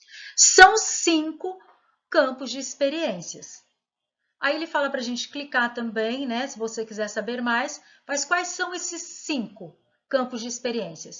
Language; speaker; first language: Portuguese; native; Portuguese